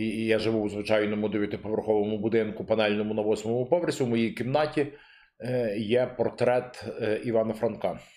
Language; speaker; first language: Ukrainian; native; Ukrainian